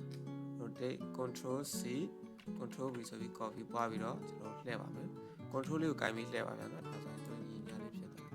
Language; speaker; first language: Burmese; native; Burmese